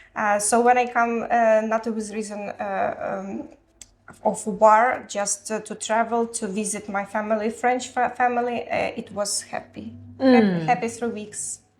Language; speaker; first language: English; non-native, learner; Ukrainian